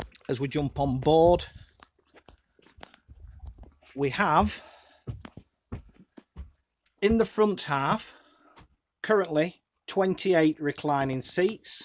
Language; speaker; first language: English; native; English